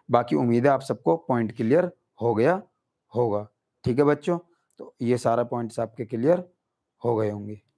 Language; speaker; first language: Hindi; native; Hindi